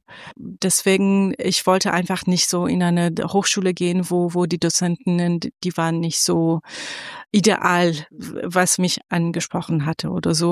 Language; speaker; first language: German; non-native, fluent; Persian